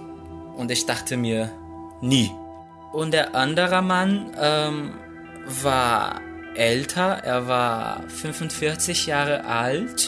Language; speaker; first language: German; non-native, fluent; Portuguese